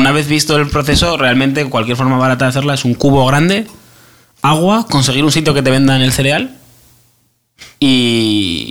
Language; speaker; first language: Spanish; native; Spanish